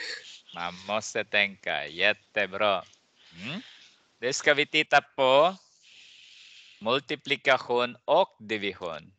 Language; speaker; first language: Swedish; non-native, fluent; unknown